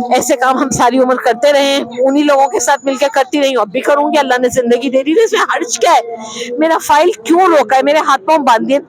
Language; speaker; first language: Urdu; native; Urdu